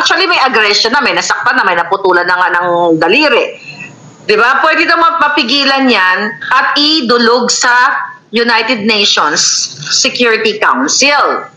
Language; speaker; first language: Filipino; non-native, local second language; Cebuano